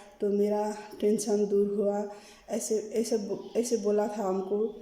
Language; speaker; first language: Hindi; non-native, learner; Nepali